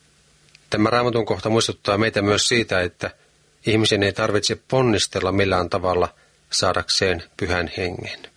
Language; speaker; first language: Finnish; native; Finnish